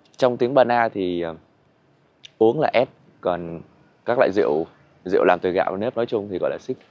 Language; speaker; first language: Vietnamese; native; Vietnamese